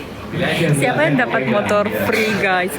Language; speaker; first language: Indonesian; non-native, learner; Russian